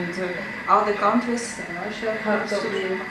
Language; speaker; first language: English; non-native, fluent; Spanish